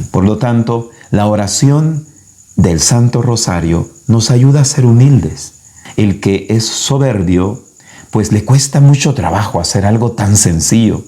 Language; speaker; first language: Spanish; native; Spanish